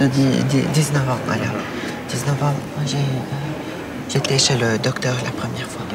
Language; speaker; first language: French; non-native, learner; Arabic